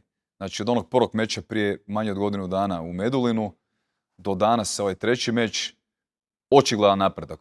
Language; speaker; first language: Croatian; native; Croatian